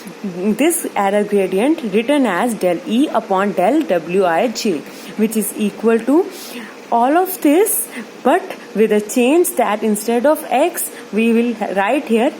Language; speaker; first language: English; non-native, local second language; Hindi